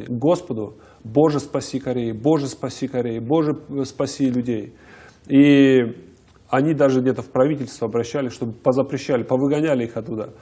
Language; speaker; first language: Russian; native; Russian